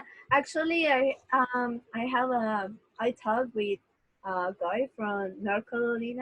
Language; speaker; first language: English; non-native, learner; Spanish